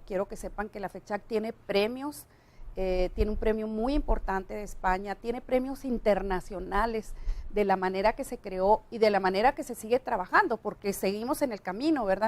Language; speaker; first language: Spanish; native; Spanish